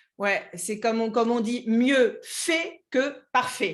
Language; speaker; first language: French; native; French